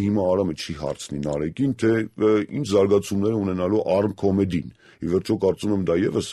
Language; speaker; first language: Armenian; native; Armenian